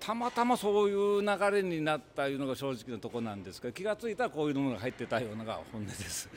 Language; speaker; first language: Japanese; native; Japanese